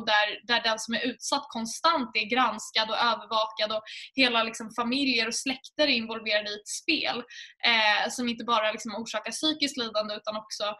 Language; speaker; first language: Swedish; native; Swedish